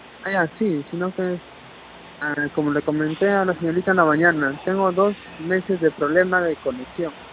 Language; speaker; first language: Spanish; native; Spanish